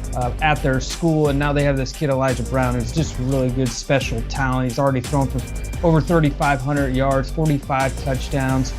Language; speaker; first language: English; native; English